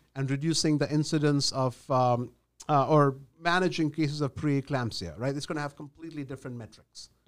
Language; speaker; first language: English; non-native, local second language; Gujarati